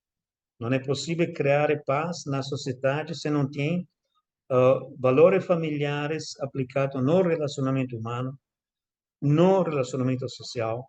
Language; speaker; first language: Portuguese; non-native, fluent; Italian